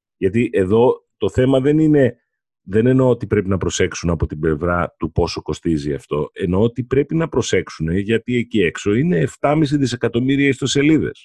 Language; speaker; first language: Greek; native; Greek